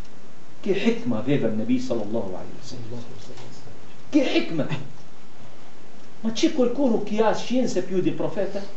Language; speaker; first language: Italian; non-native, fluent; Arabic